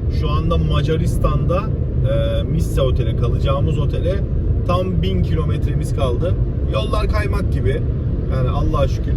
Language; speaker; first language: Turkish; early bilingual, heritage; Turkish